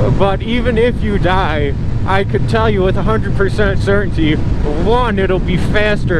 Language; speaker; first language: English; native; English